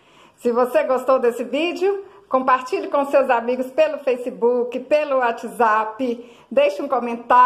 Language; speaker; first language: Portuguese; native; Portuguese